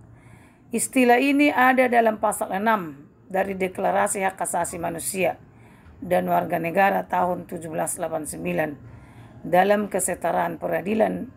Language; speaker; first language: Indonesian; native; Indonesian